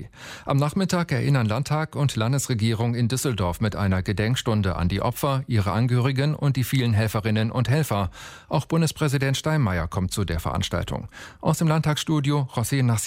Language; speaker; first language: German; native; German